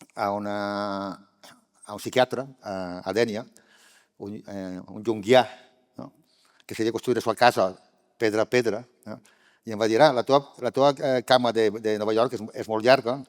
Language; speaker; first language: Catalan; native; Catalan